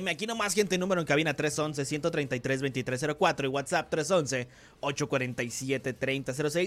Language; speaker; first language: Spanish; native; Spanish